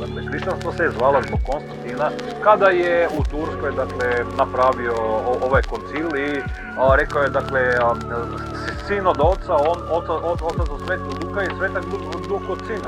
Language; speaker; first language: Croatian; native; Croatian